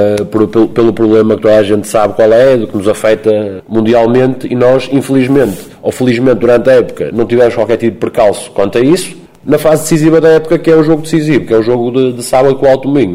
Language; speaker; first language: Portuguese; native; Portuguese